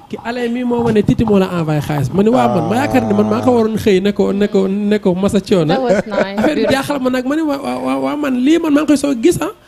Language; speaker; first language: Wolof; non-native, local second language; Fula